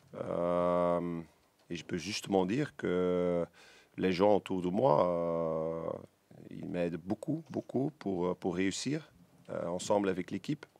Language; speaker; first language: French; non-native, learner; Dutch